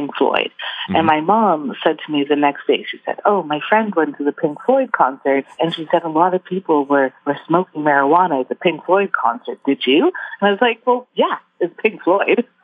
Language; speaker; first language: English; early bilingual, other home language; Hebrew